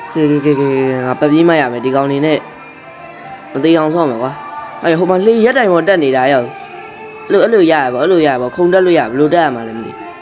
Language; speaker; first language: Burmese; native; Burmese